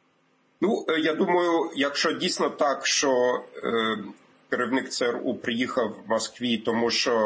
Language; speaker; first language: Ukrainian; non-native, fluent; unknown